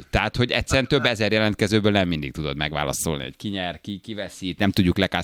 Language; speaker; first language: Hungarian; native; Hungarian